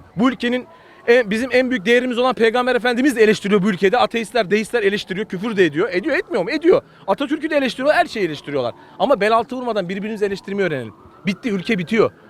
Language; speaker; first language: Turkish; native; Turkish